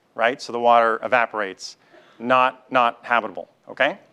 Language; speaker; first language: English; native; English